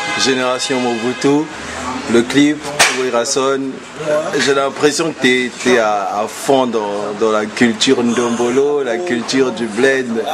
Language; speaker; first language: French; native; French